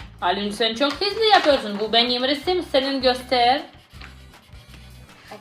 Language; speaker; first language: Turkish; non-native, learner; Russian